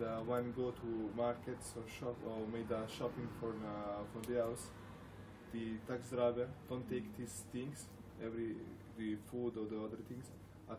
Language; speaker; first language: English; non-native, learner; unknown